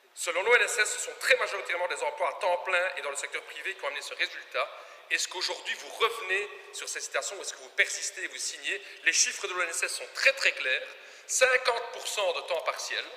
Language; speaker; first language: French; native; French